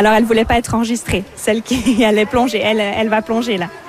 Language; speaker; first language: French; native; French